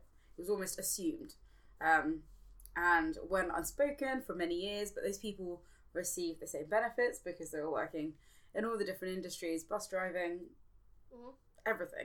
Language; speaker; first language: English; native; English